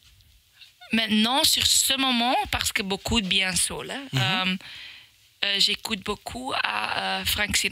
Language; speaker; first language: French; non-native, local second language; Dutch